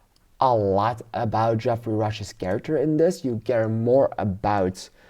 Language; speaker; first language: English; non-native, fluent; Dutch